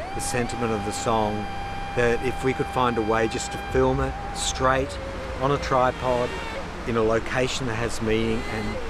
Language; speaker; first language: English; native; English